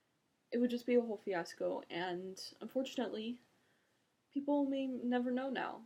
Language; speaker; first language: English; native; English